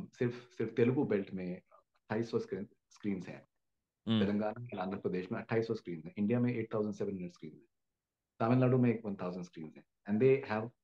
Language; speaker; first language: Hindi; native; Hindi